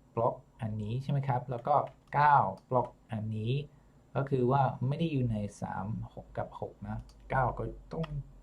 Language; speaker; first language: Thai; non-native, fluent; English